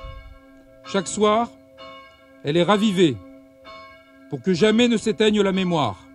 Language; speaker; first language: French; native; French